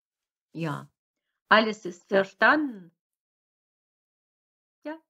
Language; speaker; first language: German; non-native, fluent; Russian